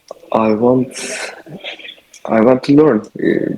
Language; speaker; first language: English; non-native, learner; Turkish